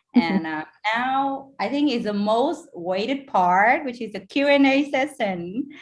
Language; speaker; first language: English; non-native, fluent; Vietnamese